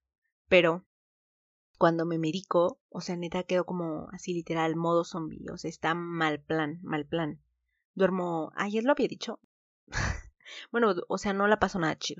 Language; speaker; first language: Spanish; native; Spanish